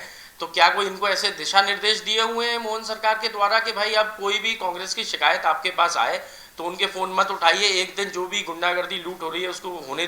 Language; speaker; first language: Hindi; native; Hindi